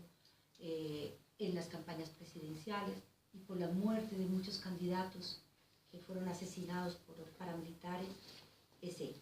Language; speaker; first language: Spanish; native; Spanish